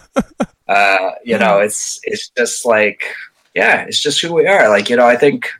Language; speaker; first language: English; native; English